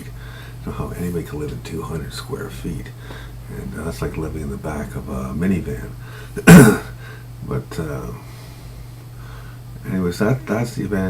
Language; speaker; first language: English; native; English